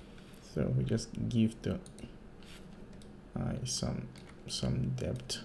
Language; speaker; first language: English; non-native, fluent; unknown